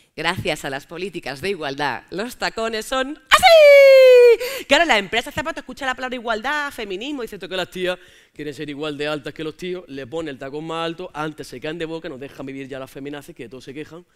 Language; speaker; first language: Spanish; native; Spanish